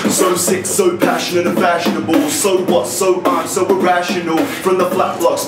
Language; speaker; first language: English; native; English